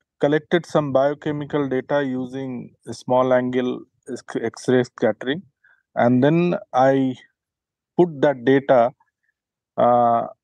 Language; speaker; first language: English; non-native, local second language; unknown